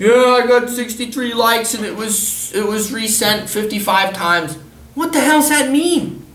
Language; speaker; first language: English; early bilingual, other home language; German